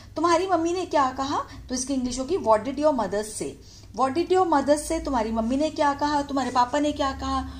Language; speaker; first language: Hindi; native; Hindi